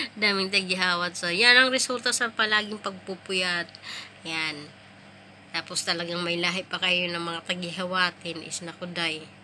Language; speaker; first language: Filipino; non-native, local second language; Waray